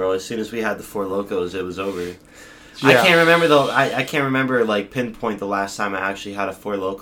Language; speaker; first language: English; native; English